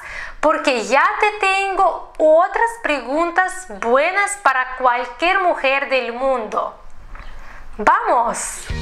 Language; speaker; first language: Spanish; non-native, fluent; Russian